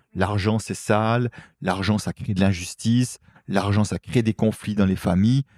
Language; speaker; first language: French; native; French